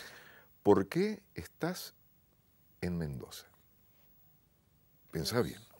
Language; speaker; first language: Spanish; native; Spanish